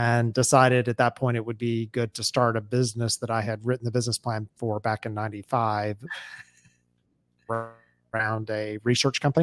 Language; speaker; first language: English; native; English